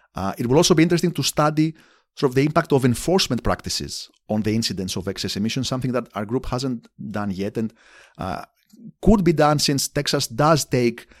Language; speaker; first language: English; non-native, fluent; Greek